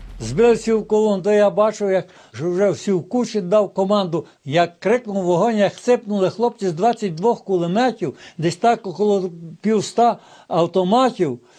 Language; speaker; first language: Ukrainian; native; Ukrainian